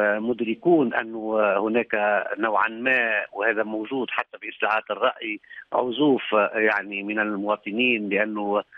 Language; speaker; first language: Arabic; native; Arabic